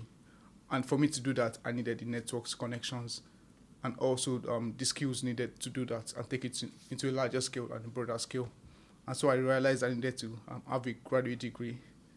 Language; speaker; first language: English; non-native, local second language; Yoruba